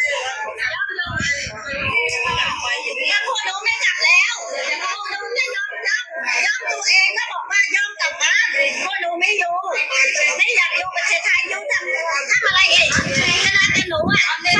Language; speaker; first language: Thai; non-native, fluent; Khmer